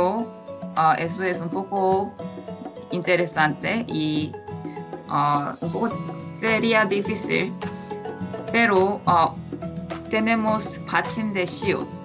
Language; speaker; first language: Spanish; non-native, fluent; Korean